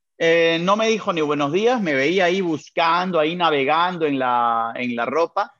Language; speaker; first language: Spanish; native; Spanish